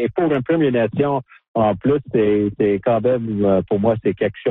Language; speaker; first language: French; non-native, local second language; English